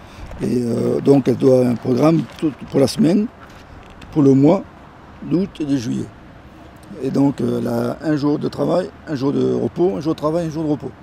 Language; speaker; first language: French; native; French